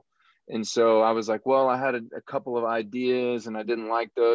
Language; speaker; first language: English; native; English